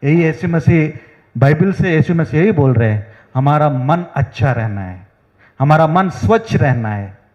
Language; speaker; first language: Hindi; non-native, local second language; Telugu